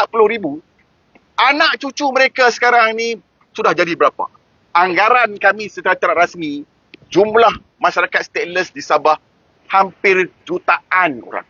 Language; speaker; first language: Malay; native; Malay